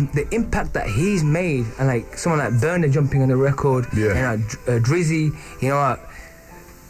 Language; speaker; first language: English; native; English